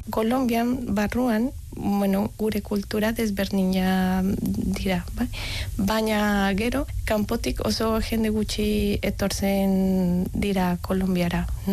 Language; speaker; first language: Basque; non-native, learner; Spanish